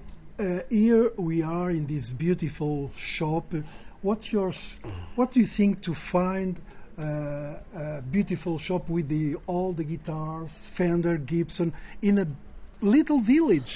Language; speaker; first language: English; non-native, fluent; Portuguese